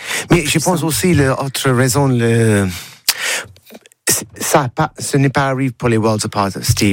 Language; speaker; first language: French; non-native, learner; English